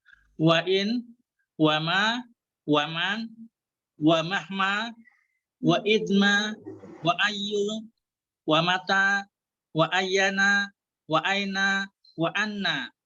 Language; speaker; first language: Arabic; non-native, learner; Indonesian